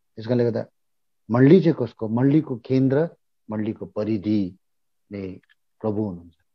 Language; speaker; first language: Nepali; native; Nepali